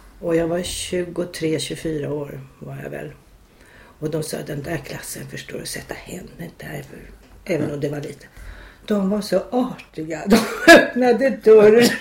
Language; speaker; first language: Swedish; native; Swedish